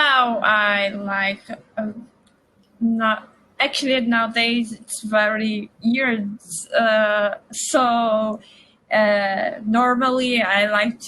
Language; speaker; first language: English; non-native, learner; Portuguese